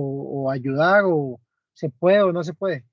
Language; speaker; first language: Spanish; native; Spanish